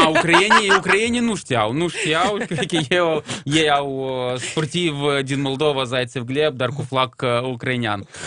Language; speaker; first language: Romanian; non-native, local second language; Russian